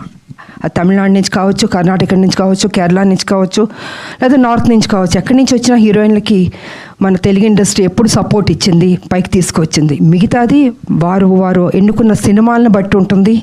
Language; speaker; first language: Telugu; native; Telugu